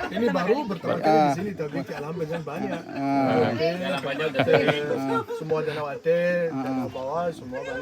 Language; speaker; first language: Indonesian; non-native, fluent; Arabic